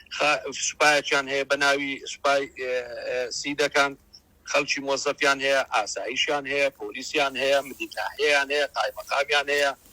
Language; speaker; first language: Central Kurdish; native; Central Kurdish